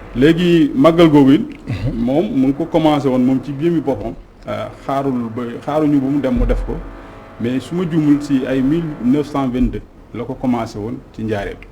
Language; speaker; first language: Wolof; native; Wolof